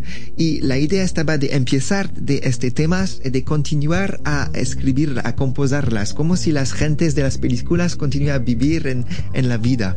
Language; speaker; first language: Spanish; non-native, learner; French